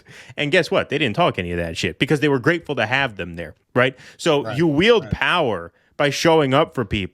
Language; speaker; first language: English; native; English